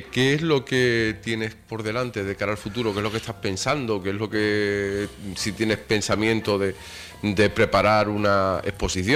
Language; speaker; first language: Spanish; native; Spanish